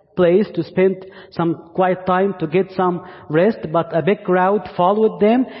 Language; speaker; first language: English; non-native, fluent; Arabic